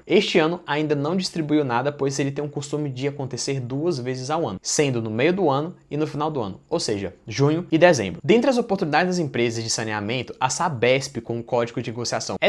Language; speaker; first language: Portuguese; native; Portuguese